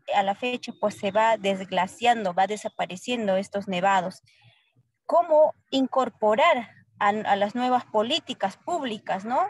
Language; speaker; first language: Spanish; native; Spanish